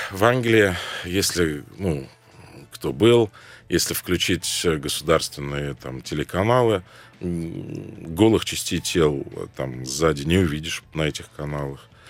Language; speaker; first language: Russian; non-native, fluent; Arabic